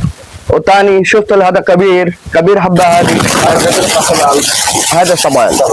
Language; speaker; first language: Arabic; non-native, learner; Bangla